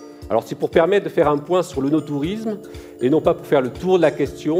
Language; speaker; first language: French; native; French